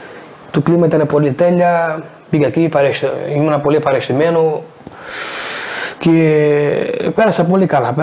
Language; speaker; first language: Greek; non-native, fluent; Portuguese